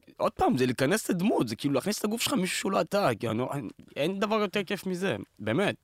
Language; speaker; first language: Hebrew; native; Hebrew